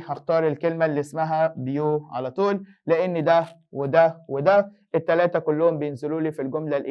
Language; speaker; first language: Arabic; native; Arabic